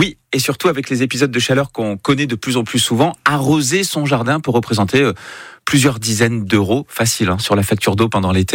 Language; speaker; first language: French; native; French